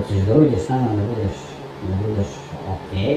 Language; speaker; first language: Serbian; non-native, learner; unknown